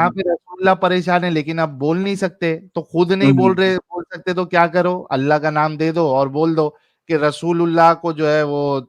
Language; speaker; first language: Hindi; native; Hindi